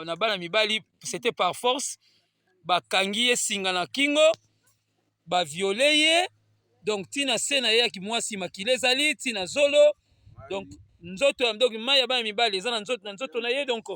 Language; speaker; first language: Lingala; non-native, local second language; Kongo